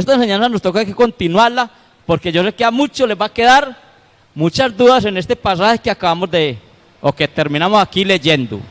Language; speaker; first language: Spanish; native; Spanish